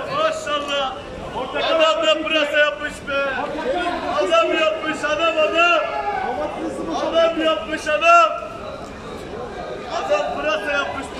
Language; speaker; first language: Turkish; native; Turkish